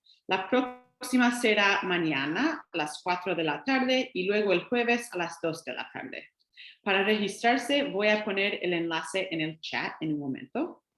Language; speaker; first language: Spanish; non-native, fluent; English